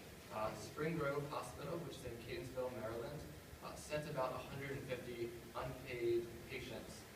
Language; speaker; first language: English; native; English